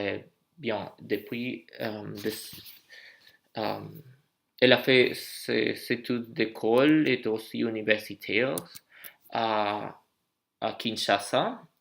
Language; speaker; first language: French; non-native, learner; English